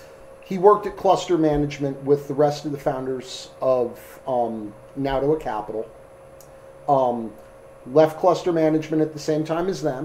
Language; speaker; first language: English; native; English